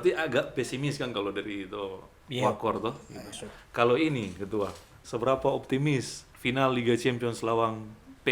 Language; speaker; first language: Indonesian; non-native, local second language; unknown